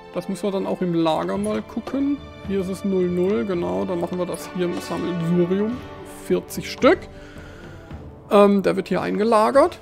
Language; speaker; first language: German; native; German